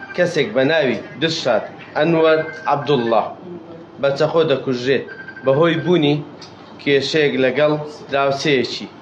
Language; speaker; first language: Central Kurdish; native; Central Kurdish